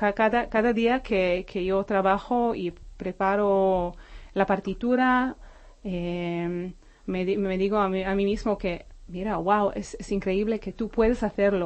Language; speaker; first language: Spanish; non-native, fluent; Hebrew